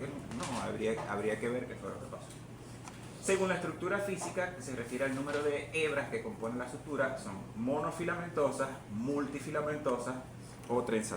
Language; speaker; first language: Spanish; native; Spanish